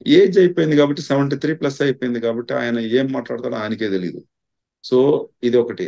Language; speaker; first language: Telugu; non-native, local second language; Tamil